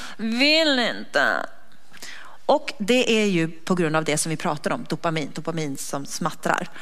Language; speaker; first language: Swedish; native; Swedish